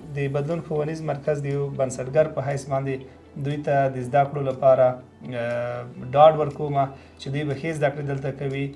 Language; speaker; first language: Pashto; native; Pashto